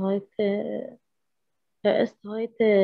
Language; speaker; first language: German; non-native, learner; Arabic